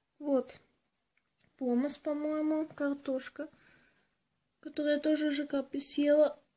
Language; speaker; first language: Russian; early bilingual, heritage; Russian